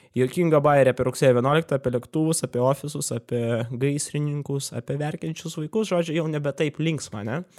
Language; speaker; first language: Lithuanian; non-native, local second language; Russian